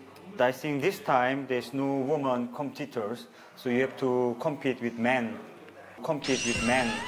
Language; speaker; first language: English; non-native, learner; Korean